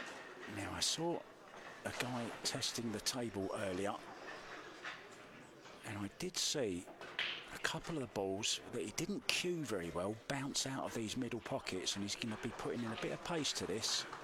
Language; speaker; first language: English; native; English